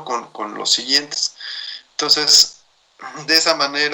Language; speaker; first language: Spanish; native; Spanish